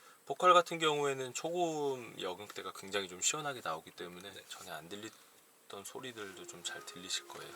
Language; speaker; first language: Korean; native; Korean